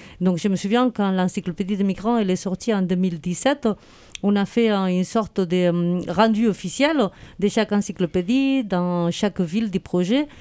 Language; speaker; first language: French; non-native, fluent; Spanish